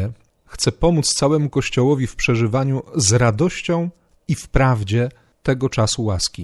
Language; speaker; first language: Polish; native; Polish